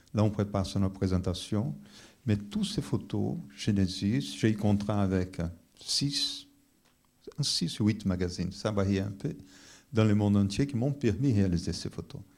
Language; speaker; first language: French; non-native, fluent; Portuguese